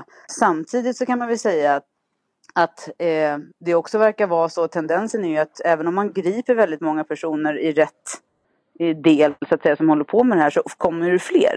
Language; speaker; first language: Swedish; native; Swedish